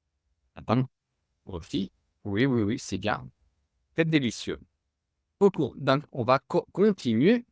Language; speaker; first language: French; non-native, fluent; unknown